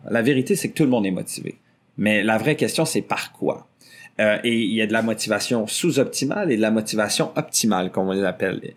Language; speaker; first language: French; native; French